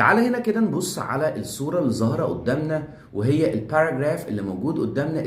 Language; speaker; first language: Arabic; native; Arabic